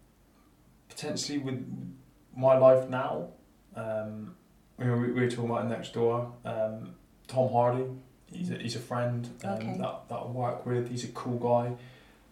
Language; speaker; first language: English; native; English